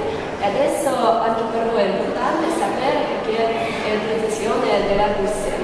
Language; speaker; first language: Italian; non-native, learner; Russian